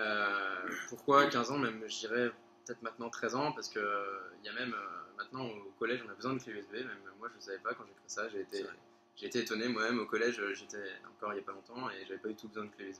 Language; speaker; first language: French; native; French